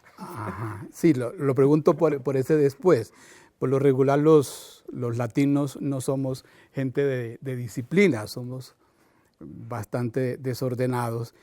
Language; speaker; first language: Spanish; native; Spanish